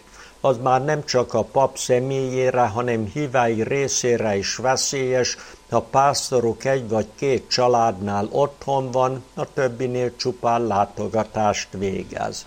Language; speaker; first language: Hungarian; native; Hungarian